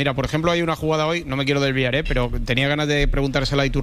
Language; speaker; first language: Spanish; native; Spanish